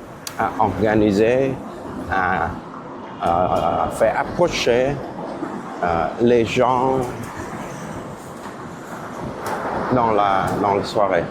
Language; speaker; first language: French; non-native, fluent; Vietnamese